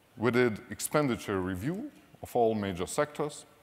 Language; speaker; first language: English; non-native, fluent; Lithuanian